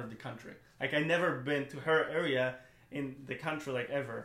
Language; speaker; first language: English; non-native, fluent; German